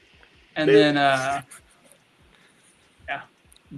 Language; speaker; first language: English; native; English